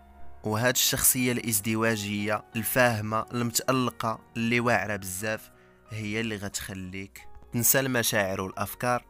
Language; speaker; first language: Arabic; native; Arabic